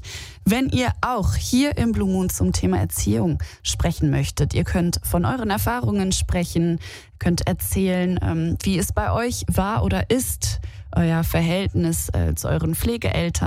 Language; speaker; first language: German; native; German